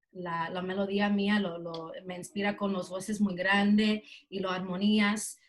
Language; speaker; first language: Spanish; early bilingual, other home language; English